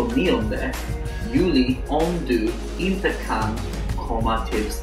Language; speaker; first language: Swedish; non-native, learner; English